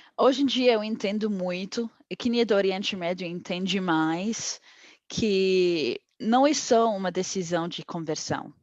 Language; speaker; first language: Portuguese; non-native, fluent; Arabic